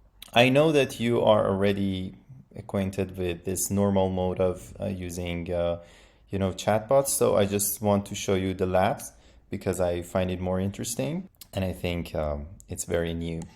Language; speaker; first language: English; non-native, fluent; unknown